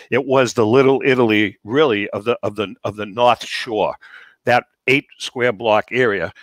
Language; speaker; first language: English; native; English